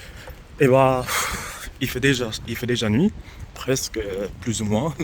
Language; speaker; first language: French; non-native, fluent; English